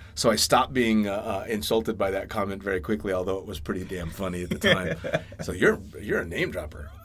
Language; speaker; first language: English; native; English